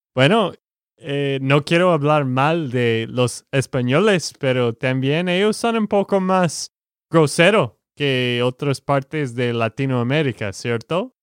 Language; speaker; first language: Spanish; non-native, learner; English